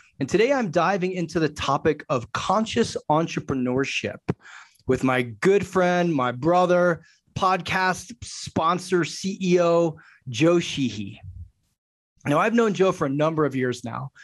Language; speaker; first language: English; native; English